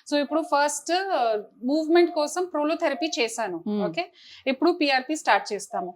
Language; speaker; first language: Telugu; non-native, local second language; Hindi